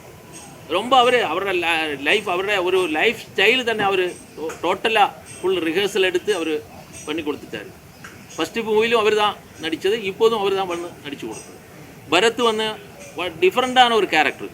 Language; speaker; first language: Tamil; non-native, learner; Malayalam